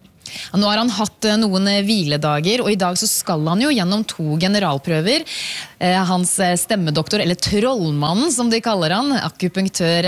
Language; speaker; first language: Norwegian; native; Norwegian